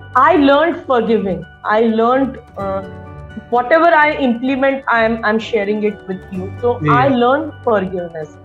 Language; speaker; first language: English; non-native, local second language; Marathi